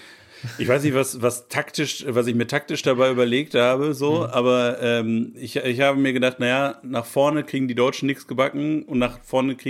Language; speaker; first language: German; native; German